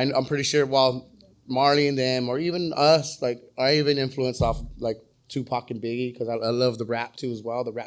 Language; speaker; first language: English; native; English